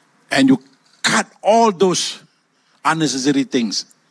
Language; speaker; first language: English; non-native, local second language; Malay